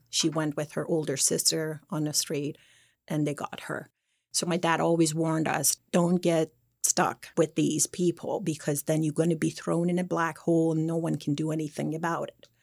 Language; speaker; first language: English; non-native, fluent; Persian